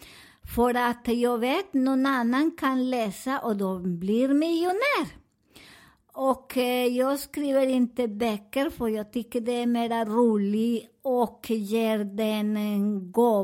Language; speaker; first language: Swedish; non-native, learner; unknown